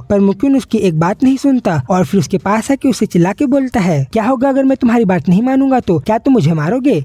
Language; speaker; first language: Hindi; native; Hindi